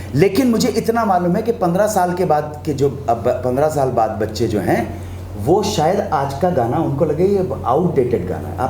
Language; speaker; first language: Hindi; native; Hindi